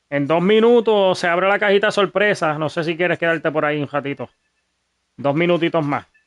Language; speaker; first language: Spanish; early bilingual, heritage; Spanish